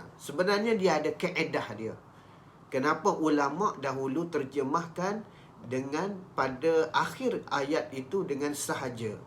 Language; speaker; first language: Malay; native; Malay